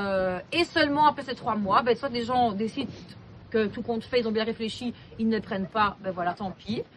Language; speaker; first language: French; native; French